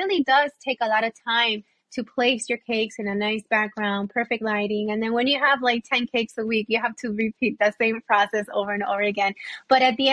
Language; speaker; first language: English; non-native, fluent; Spanish